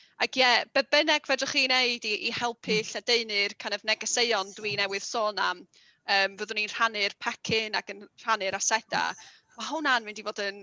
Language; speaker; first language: Welsh; native; Welsh